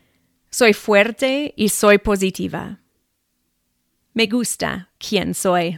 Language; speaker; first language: Spanish; non-native, fluent; English